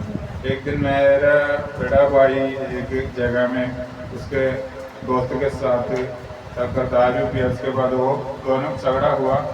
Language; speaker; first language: Hindi; non-native, local second language; Malayalam